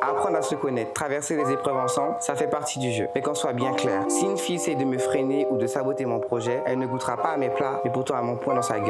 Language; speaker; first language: French; native; French